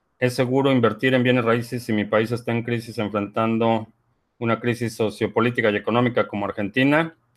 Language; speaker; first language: Spanish; native; Spanish